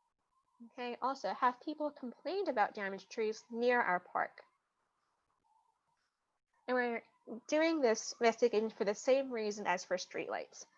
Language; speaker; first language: English; native; English